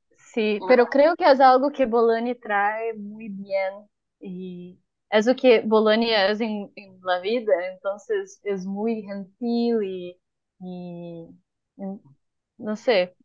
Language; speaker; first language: Spanish; non-native, learner; Portuguese